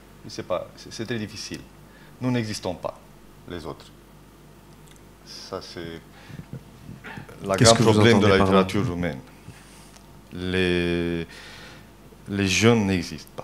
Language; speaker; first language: French; non-native, fluent; Romanian